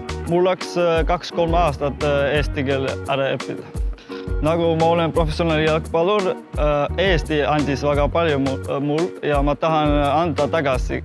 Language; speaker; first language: Estonian; non-native, fluent; Georgian